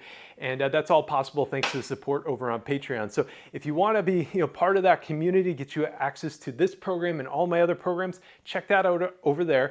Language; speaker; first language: English; native; English